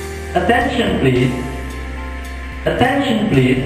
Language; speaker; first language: English; non-native, fluent; Sundanese